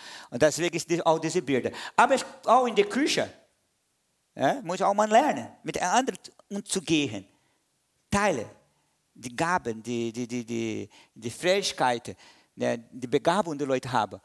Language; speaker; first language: German; non-native, fluent; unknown